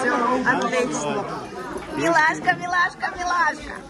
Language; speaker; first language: Russian; native; Russian